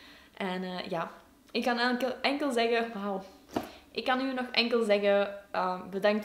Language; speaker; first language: Dutch; native; Dutch